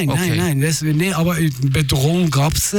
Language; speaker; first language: German; non-native, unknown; Persian